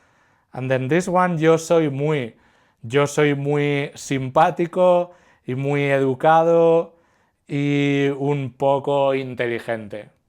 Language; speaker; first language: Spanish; non-native, fluent; English